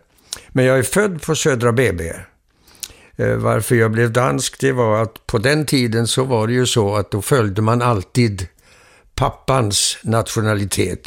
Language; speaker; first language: Swedish; early bilingual, heritage; Swedish